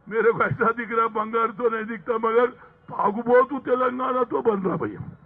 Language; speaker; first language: Hindi; non-native, local second language; Telugu